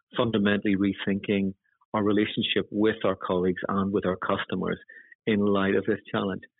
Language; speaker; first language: English; native; English